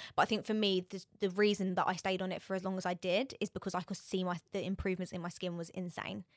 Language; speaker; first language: English; native; English